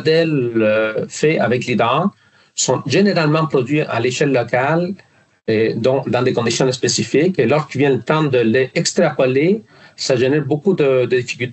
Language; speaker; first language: French; non-native, fluent; Spanish